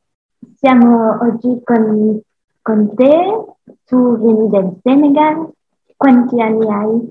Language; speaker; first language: Italian; non-native, learner; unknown